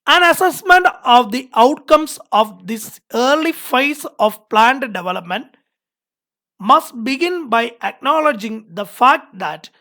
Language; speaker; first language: English; non-native, local second language; Malayalam